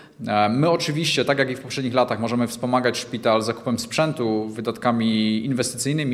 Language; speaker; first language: Polish; native; Polish